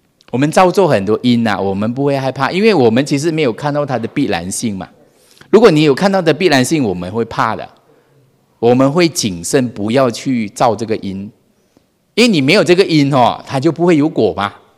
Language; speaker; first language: Chinese; non-native, fluent; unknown